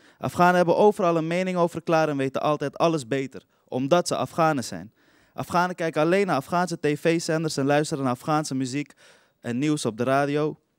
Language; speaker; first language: Dutch; early bilingual, other home language; Persian